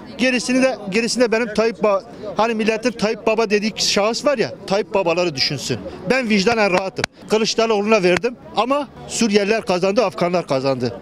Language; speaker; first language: Turkish; native; Turkish